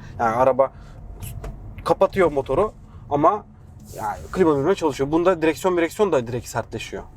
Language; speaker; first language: Turkish; native; Turkish